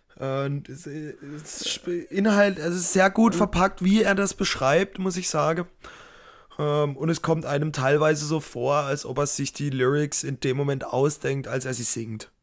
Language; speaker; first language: German; native; German